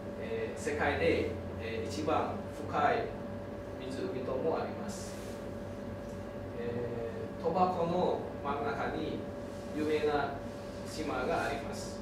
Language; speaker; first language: Japanese; non-native, learner; Indonesian